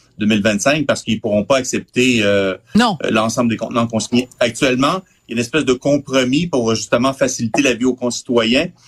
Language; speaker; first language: French; native; French